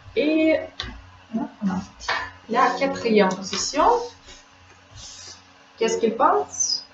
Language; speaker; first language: French; non-native, fluent; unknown